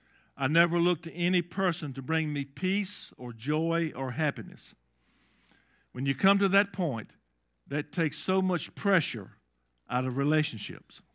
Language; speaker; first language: English; native; English